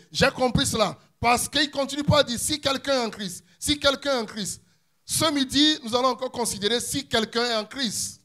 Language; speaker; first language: French; non-native, local second language; Ewe